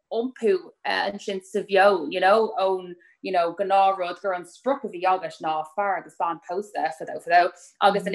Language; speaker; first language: Irish; native; Irish